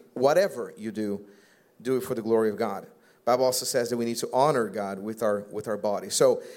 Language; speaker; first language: English; non-native, fluent; Portuguese